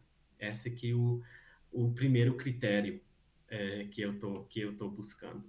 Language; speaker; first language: Portuguese; non-native, fluent; Hungarian